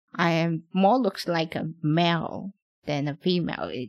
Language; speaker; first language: English; non-native, local second language; Cantonese